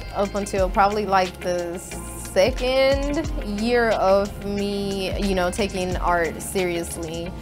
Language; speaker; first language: English; native; English